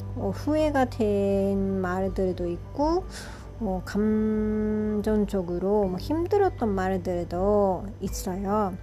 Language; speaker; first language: Korean; non-native, fluent; Japanese